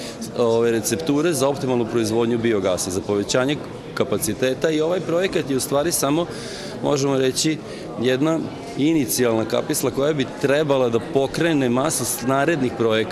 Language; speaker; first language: Serbian; native; Serbian